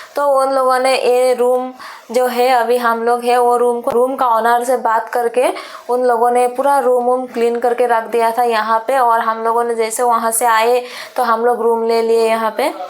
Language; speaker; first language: Hindi; non-native, local second language; Sadri